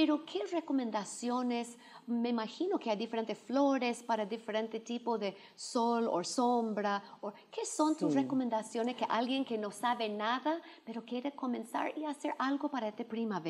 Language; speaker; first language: Spanish; non-native, fluent; English